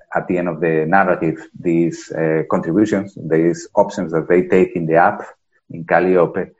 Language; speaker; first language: English; non-native, fluent; Spanish